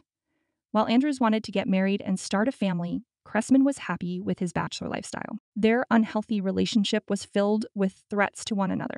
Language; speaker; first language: English; native; English